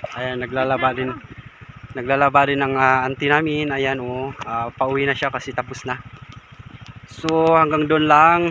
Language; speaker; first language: Filipino; non-native, local second language; Iloko